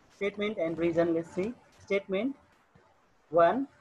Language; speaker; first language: English; non-native, local second language; Nepali